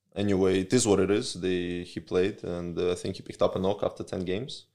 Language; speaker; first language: English; early bilingual, other home language; Russian